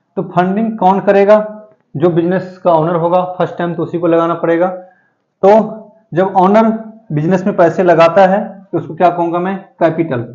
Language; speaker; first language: Hindi; native; Hindi